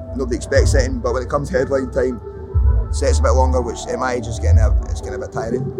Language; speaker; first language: English; native; English